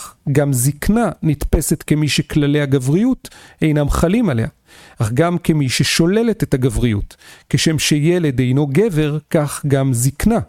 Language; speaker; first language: Hebrew; native; Hebrew